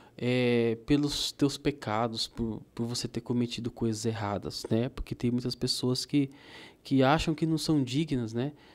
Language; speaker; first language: Portuguese; native; Portuguese